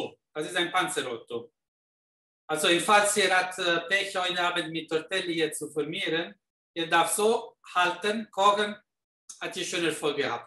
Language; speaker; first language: German; non-native, fluent; Italian